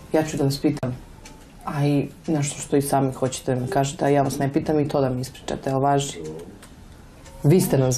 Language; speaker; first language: Serbian; native; Serbian